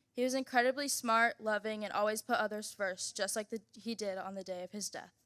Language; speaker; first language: English; native; English